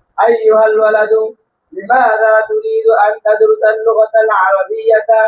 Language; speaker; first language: Arabic; non-native, learner; Bangla